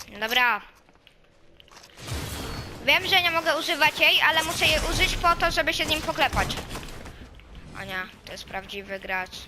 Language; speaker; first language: Polish; native; Polish